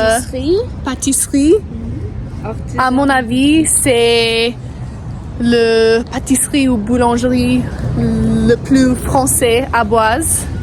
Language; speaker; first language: French; non-native, learner; English